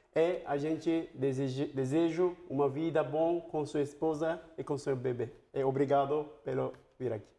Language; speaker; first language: Portuguese; non-native, fluent; Turkish